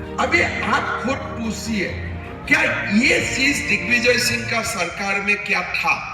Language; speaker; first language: Hindi; non-native, local second language; Assamese